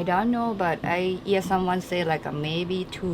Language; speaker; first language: English; non-native, learner; Thai